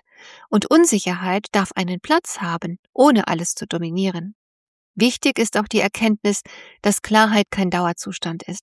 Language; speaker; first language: German; native; German